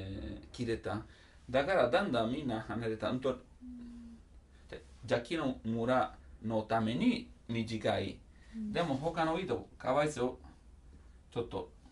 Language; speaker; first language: Japanese; non-native, learner; Italian